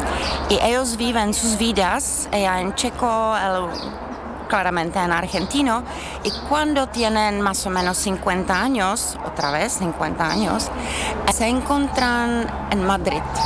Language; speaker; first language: Spanish; non-native, learner; Czech